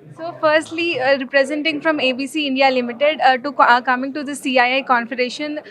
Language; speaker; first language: English; non-native, local second language; Telugu